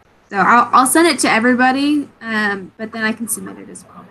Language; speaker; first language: English; native; English